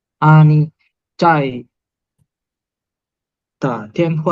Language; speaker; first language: Chinese; non-native, learner; Indonesian